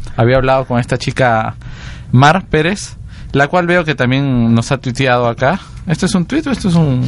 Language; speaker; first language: Spanish; native; Spanish